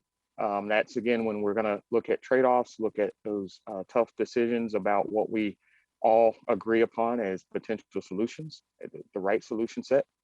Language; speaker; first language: English; native; English